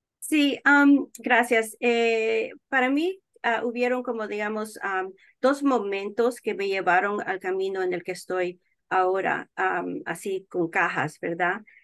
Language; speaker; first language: Spanish; early bilingual, heritage; Spanish